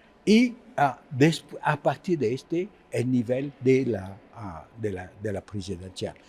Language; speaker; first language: Spanish; non-native, fluent; Haitian Creole